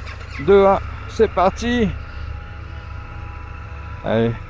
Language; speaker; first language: French; native; French